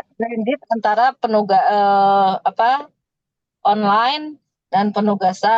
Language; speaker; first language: Indonesian; native; Indonesian